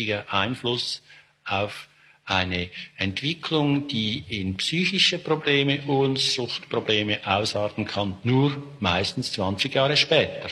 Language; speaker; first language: German; native; German